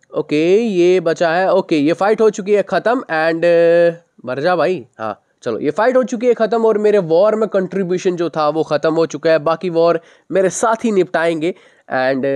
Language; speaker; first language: Hindi; native; Hindi